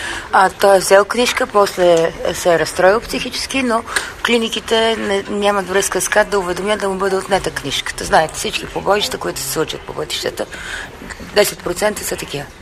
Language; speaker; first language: Bulgarian; native; Bulgarian